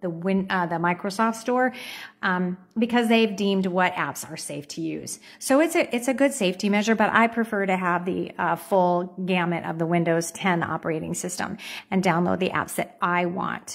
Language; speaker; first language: English; native; English